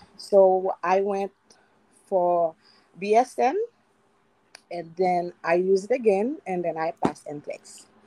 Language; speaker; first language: English; non-native, fluent; Haitian Creole